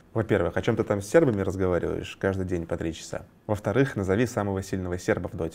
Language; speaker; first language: Russian; native; Russian